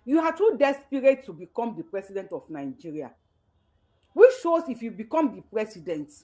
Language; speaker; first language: English; non-native, local second language; Yoruba